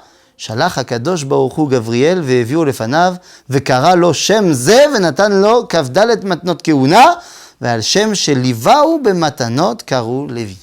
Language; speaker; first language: Hebrew; non-native, fluent; French